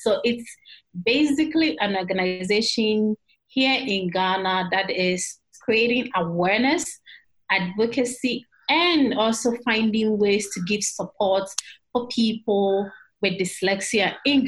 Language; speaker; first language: English; non-native, local second language; Akan